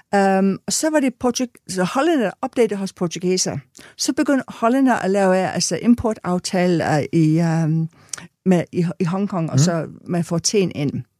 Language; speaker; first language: Danish; non-native, fluent; English